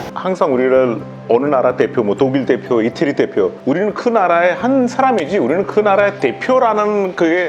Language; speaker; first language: Korean; non-native, fluent; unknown